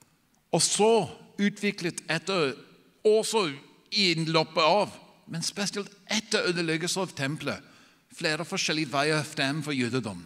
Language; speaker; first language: Norwegian; non-native, fluent; English